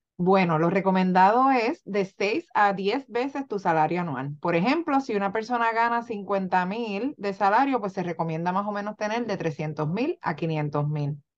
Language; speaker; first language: Spanish; native; Spanish